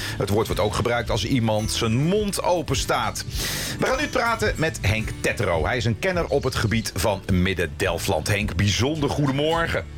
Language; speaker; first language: Dutch; native; Dutch